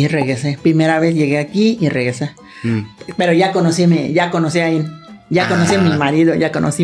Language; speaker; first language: Spanish; non-native, learner; Thai